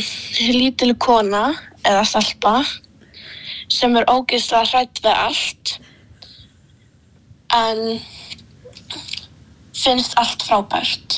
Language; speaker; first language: Icelandic; early bilingual, other home language; Polish